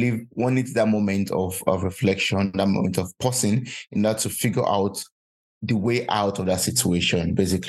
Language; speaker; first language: English; non-native, local second language; Yoruba